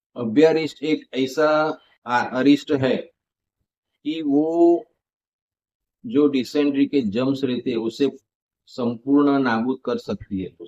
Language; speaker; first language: Hindi; non-native, local second language; Gujarati